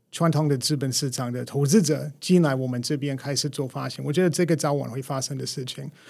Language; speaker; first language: Chinese; non-native, fluent; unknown